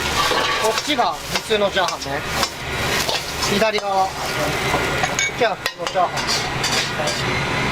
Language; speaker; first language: Japanese; native; Japanese